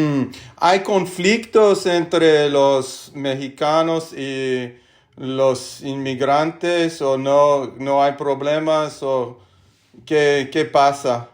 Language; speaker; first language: Spanish; non-native, learner; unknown